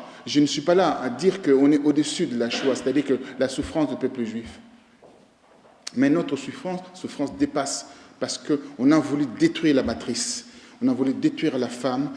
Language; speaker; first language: French; non-native, local second language; Lingala